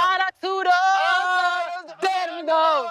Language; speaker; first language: Korean; non-native, learner; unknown